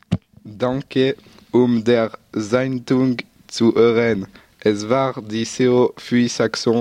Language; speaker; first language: German; non-native, learner; French